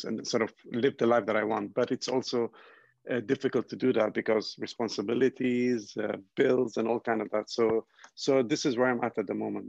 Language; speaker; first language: English; non-native, local second language; Arabic